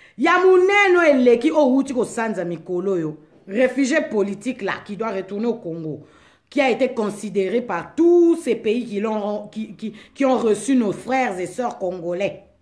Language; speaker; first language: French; non-native, local second language; Lingala